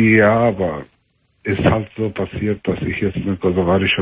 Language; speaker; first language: German; early bilingual, other home language; Albanian